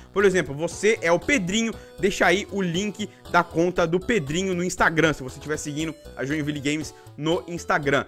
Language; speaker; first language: Portuguese; native; Portuguese